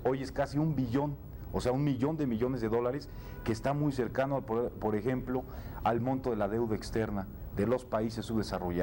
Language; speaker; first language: Spanish; native; Spanish